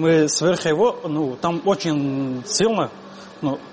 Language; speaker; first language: Russian; non-native, learner; Tajik